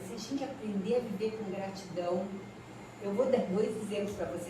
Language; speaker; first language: Portuguese; native; Portuguese